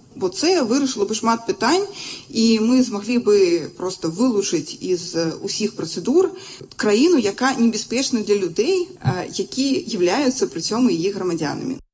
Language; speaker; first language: Ukrainian; native; Ukrainian